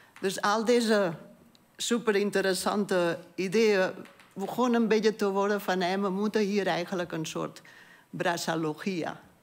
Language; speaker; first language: Dutch; non-native, fluent; Catalan